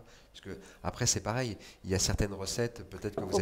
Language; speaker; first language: French; native; French